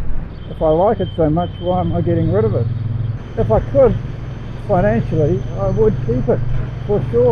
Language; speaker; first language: English; native; English